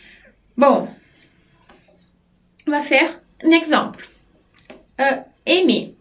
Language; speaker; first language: French; non-native, fluent; Portuguese